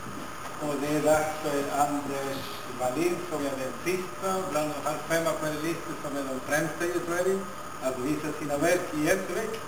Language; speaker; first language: Swedish; non-native, fluent; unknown